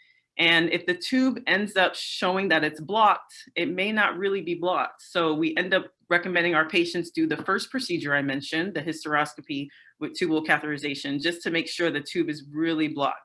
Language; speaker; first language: English; native; English